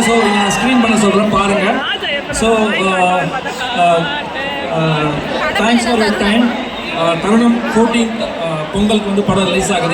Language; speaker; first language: Tamil; native; Tamil